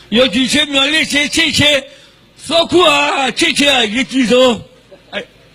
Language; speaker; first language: Burmese; non-native, local second language; Karen languages